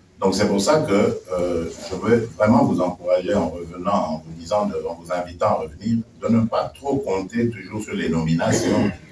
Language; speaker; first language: French; non-native, local second language; Luba-Lulua